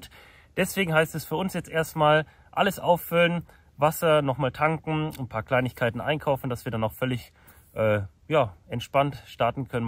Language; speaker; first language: German; native; German